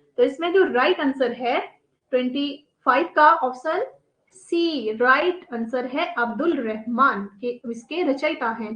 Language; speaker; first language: Hindi; native; Hindi